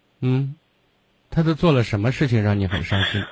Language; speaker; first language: Chinese; native; Chinese